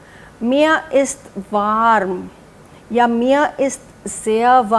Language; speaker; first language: German; non-native, fluent; Hindi